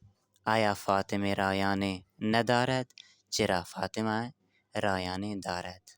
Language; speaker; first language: Persian; non-native, fluent; Urdu